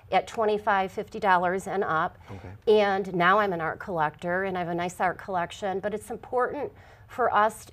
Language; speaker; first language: English; native; English